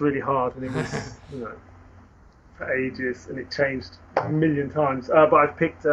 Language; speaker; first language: English; native; English